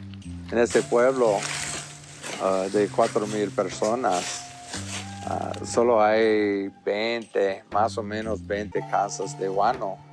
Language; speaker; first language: Spanish; non-native, fluent; English